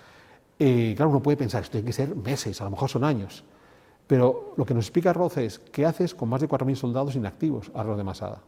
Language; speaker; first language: Spanish; native; Spanish